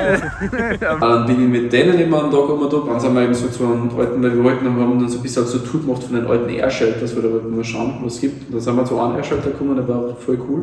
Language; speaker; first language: German; native; German